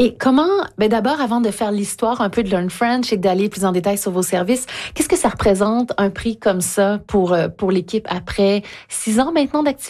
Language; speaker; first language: French; native; French